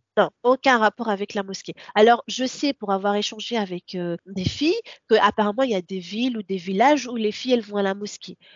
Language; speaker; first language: French; non-native, local second language; Ngazidja Comorian